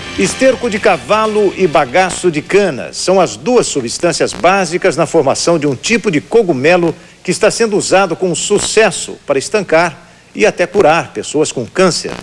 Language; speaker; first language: Portuguese; native; Portuguese